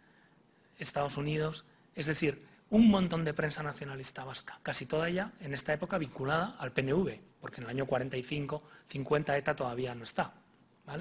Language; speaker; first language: Spanish; native; Spanish